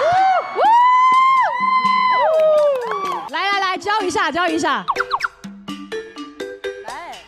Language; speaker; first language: Chinese; native; Chinese